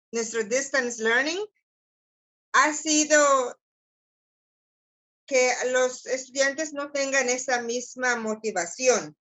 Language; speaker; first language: Spanish; non-native, local second language; English